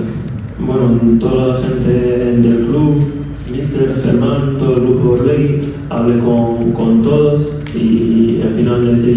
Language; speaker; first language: Spanish; non-native, fluent; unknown